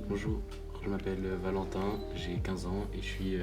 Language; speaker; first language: French; native; French